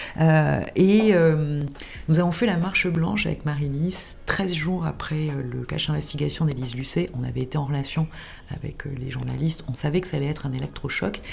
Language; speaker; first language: French; native; French